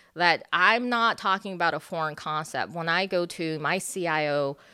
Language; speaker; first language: English; early bilingual, other home language; Chinese